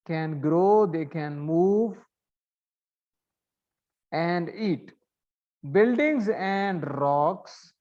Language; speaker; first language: English; non-native, learner; Arabic